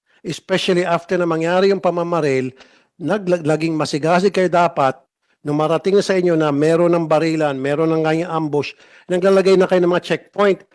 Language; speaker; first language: Filipino; native; Filipino